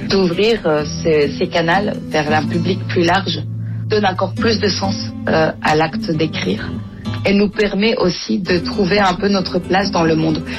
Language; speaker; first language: French; non-native, fluent; Greek